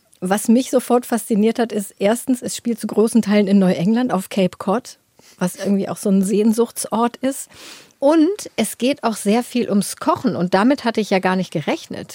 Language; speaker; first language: German; native; German